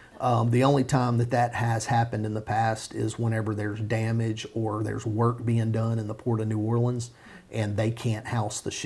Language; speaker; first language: English; native; English